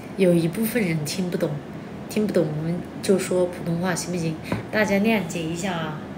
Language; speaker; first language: Chinese; non-native, local second language; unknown